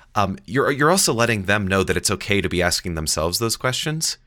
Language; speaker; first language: English; native; English